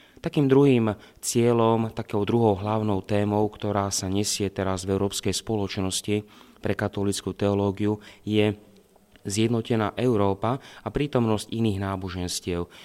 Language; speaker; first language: Slovak; native; Slovak